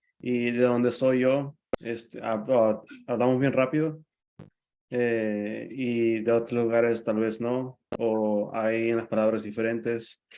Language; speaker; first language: Spanish; early bilingual, other home language; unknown